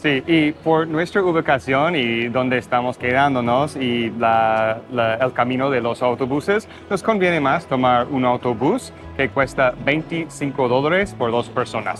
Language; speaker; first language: Spanish; non-native, fluent; English